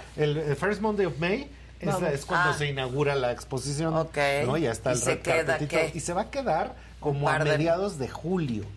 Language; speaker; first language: Spanish; native; Spanish